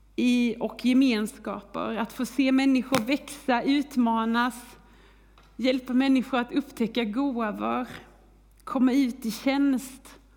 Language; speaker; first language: Swedish; native; Swedish